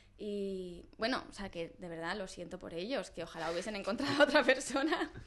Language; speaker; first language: Spanish; native; Spanish